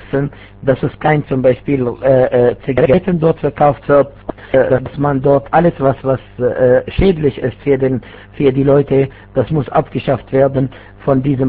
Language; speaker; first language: German; non-native, fluent; Arabic